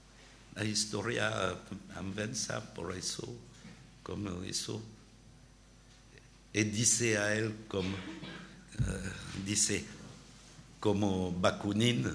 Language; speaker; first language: Spanish; non-native, learner; French